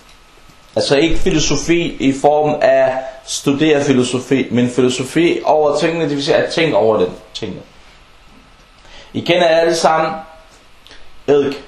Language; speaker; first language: Danish; non-native, local second language; Arabic